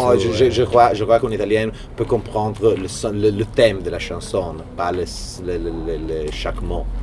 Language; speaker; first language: French; non-native, fluent; Italian